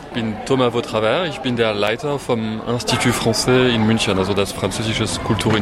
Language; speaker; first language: German; non-native, fluent; French